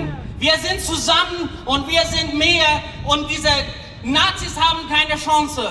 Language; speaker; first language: German; non-native, fluent; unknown